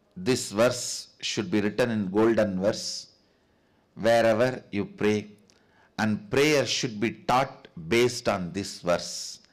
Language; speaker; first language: English; non-native, local second language; Tamil